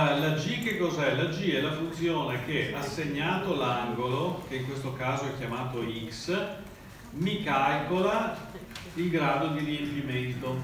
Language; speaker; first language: Italian; native; Italian